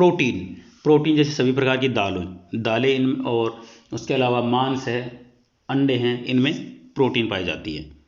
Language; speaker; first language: Hindi; native; Hindi